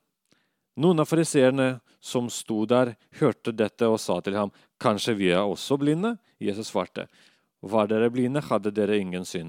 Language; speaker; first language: Norwegian; non-native, fluent; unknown